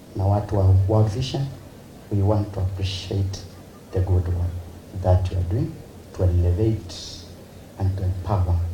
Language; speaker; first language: English; non-native, local second language; Swahili